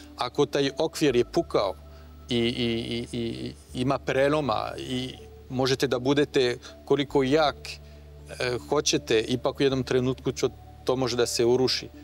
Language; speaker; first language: Croatian; non-native, fluent; French